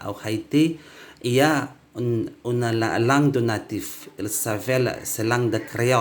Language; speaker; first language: French; non-native, learner; Indonesian